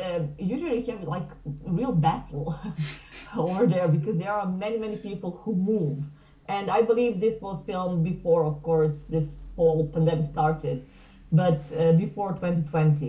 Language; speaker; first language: English; non-native, fluent; Serbian